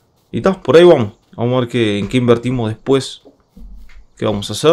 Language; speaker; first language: Spanish; native; Spanish